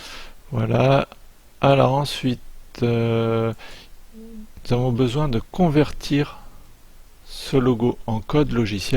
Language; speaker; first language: French; native; French